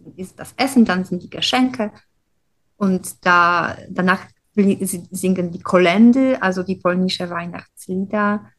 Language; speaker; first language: German; non-native, fluent; Polish